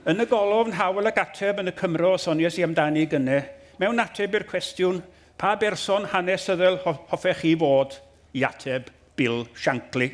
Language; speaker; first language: Welsh; native; Welsh